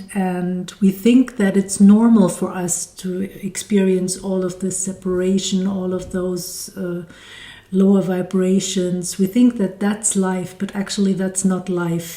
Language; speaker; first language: English; non-native, fluent; German